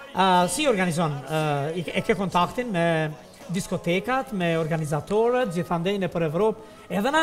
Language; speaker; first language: Albanian; native; Albanian